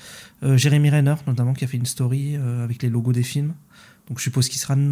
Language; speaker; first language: French; native; French